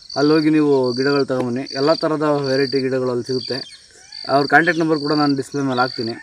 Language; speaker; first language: Kannada; native; Kannada